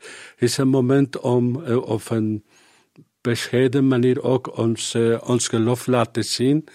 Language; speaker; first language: Dutch; non-native, learner; Spanish